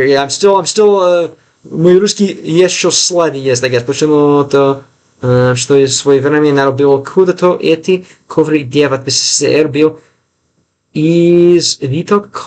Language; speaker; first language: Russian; non-native, learner; English